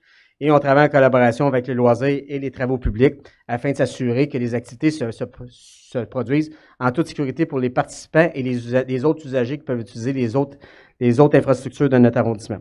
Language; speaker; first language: French; native; French